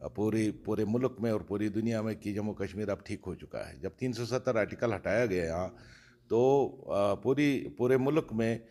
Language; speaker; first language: Urdu; non-native, local second language; Kashmiri